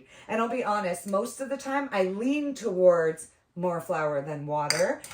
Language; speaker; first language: English; native; English